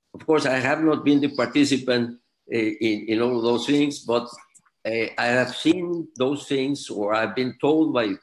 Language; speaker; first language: English; non-native, fluent; Spanish